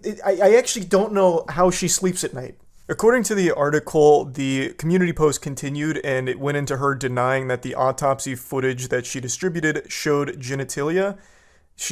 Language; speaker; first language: English; native; English